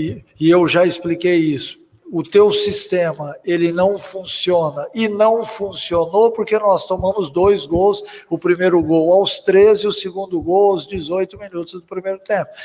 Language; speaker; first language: Portuguese; native; Portuguese